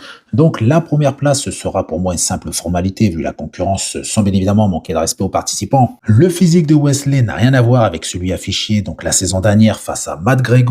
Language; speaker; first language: French; native; French